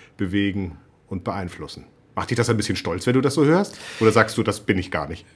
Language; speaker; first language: German; native; German